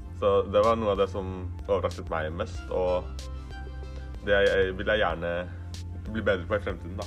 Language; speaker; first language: Norwegian; native; Norwegian